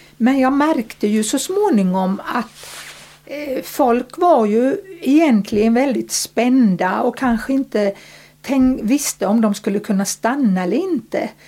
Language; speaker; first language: Swedish; early bilingual, other home language; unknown